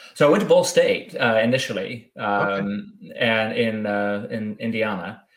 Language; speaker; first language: English; native; English